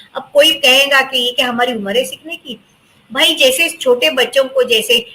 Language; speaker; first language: Hindi; non-native, local second language; Marathi